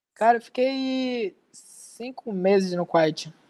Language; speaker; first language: Portuguese; native; Portuguese